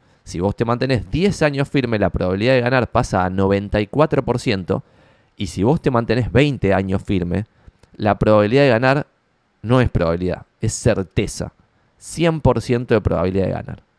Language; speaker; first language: Spanish; native; Spanish